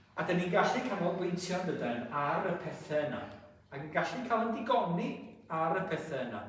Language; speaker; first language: Welsh; native; Welsh